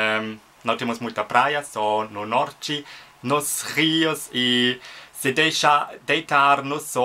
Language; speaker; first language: Portuguese; non-native, fluent; German